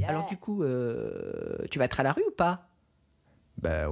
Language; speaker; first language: French; native; French